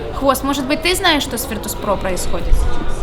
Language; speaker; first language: Russian; native; Russian